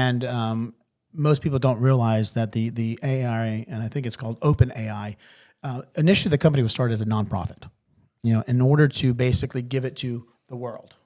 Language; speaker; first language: English; native; English